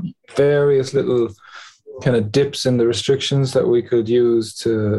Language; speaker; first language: English; native; English